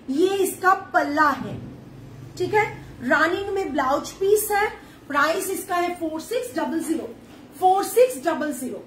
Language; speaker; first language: Hindi; non-native, local second language; Bangla